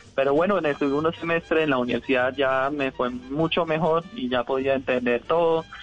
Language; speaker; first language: Spanish; non-native, fluent; German